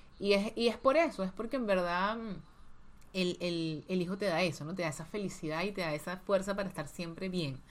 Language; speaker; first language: Spanish; native; Spanish